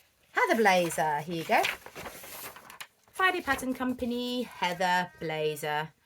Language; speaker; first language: English; native; English